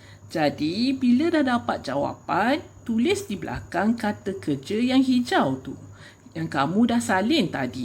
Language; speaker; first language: Malay; native; Malay